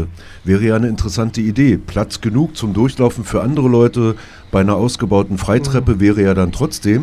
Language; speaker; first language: German; native; German